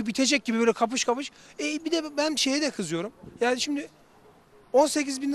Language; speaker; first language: Turkish; native; Turkish